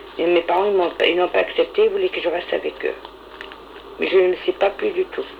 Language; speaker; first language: French; non-native, local second language; Arabic